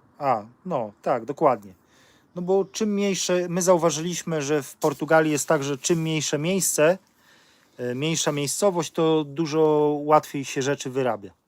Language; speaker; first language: Polish; native; Polish